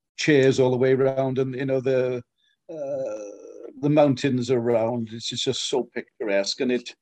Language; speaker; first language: English; native; English